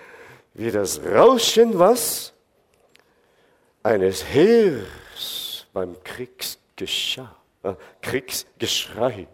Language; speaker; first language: German; non-native, fluent; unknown